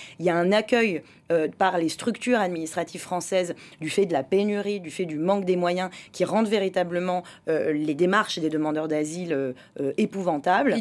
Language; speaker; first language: French; native; French